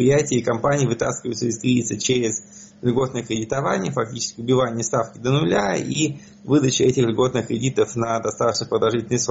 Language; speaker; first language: Russian; native; Russian